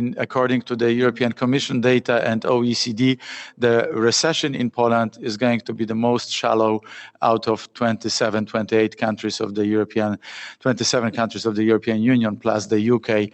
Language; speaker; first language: English; non-native, fluent; Polish